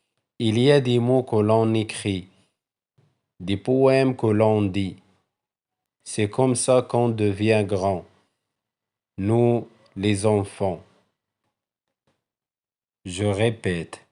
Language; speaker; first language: French; non-native, local second language; Arabic